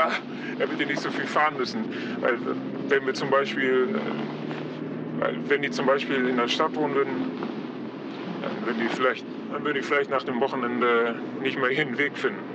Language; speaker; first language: German; non-native, fluent; Polish